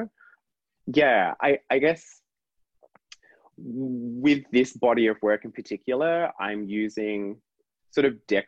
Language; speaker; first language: English; native; English